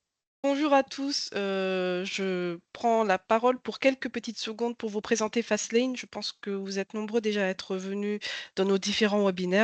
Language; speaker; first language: French; native; French